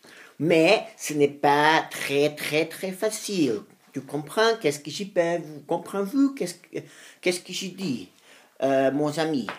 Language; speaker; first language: French; non-native, learner; Spanish